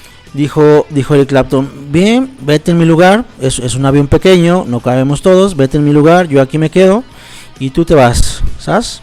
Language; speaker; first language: Spanish; native; Spanish